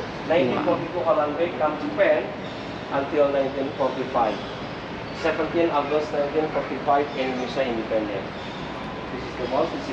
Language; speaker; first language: English; non-native, learner; Indonesian